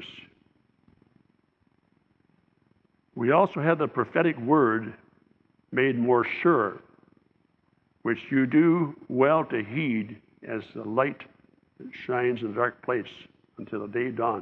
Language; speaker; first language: English; native; English